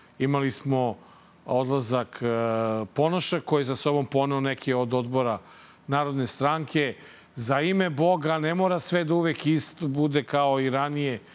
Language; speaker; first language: Serbian; native; Serbian